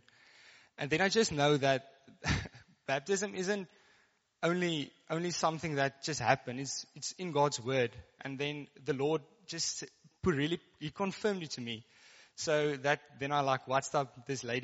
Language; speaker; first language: English; non-native, local second language; Afrikaans